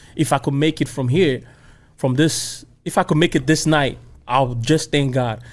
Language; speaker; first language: English; non-native, local second language; Igbo